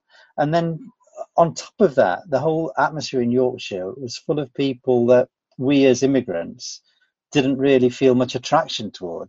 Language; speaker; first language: English; native; English